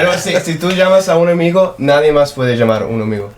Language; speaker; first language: Spanish; non-native, fluent; English